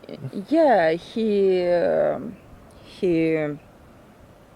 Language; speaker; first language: English; non-native, learner; Russian